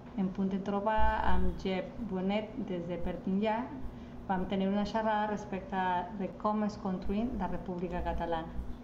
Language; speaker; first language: Catalan; non-native, learner; Spanish